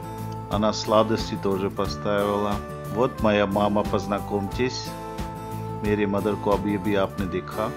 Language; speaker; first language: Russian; non-native, fluent; Hindi